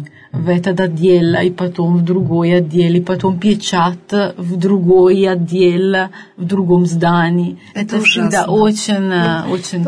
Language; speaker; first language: Russian; non-native, fluent; Italian